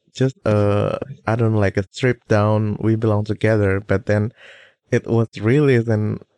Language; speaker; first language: English; non-native, fluent; Indonesian